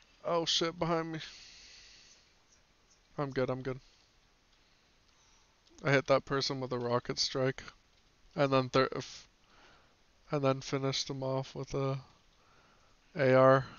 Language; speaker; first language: English; native; English